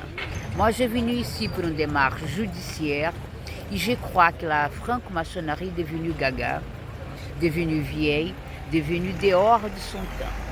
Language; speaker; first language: French; non-native, fluent; Portuguese